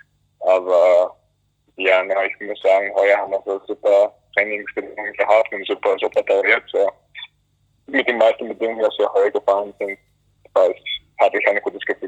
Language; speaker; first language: German; early bilingual, other home language; Greek